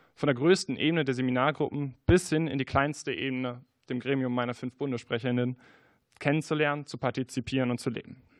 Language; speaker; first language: German; native; German